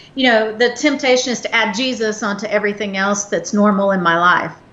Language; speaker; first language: English; native; English